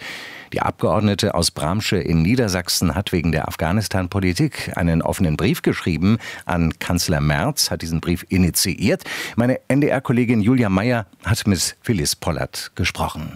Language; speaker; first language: German; native; German